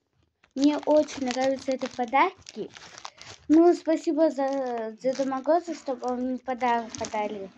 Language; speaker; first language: Russian; non-native, local second language; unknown